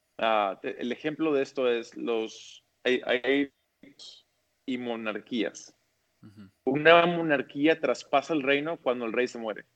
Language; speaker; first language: Spanish; early bilingual, other home language; English